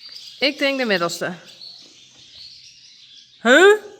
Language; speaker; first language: Dutch; native; Dutch